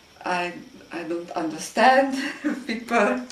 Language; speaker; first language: English; non-native, learner; Hungarian